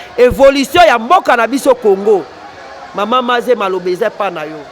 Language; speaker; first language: Lingala; native; Lingala